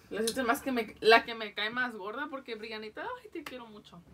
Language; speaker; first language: Spanish; early bilingual, heritage; Spanish